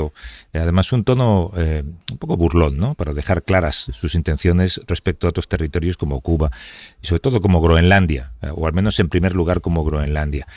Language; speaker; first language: Spanish; native; Spanish